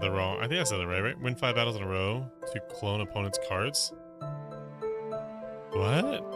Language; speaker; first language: English; native; English